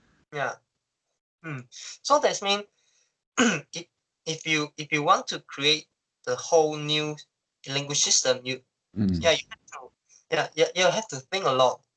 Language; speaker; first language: English; non-native, local second language; Chinese